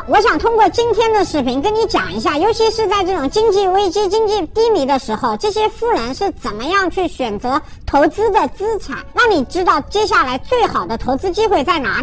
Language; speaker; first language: Chinese; native; Chinese